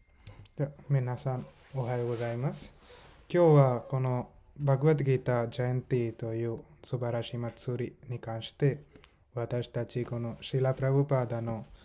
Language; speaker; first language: Japanese; non-native, fluent; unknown